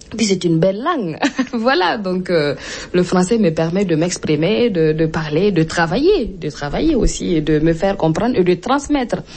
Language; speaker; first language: French; non-native, local second language; Mossi